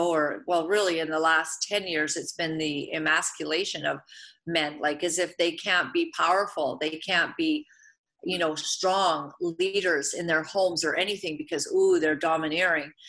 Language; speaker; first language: English; native; English